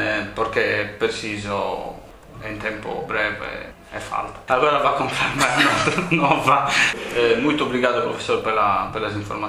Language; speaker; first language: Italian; non-native, learner; Portuguese